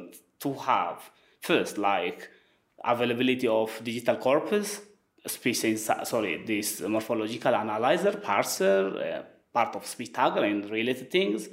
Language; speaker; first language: English; non-native, fluent; Wolaytta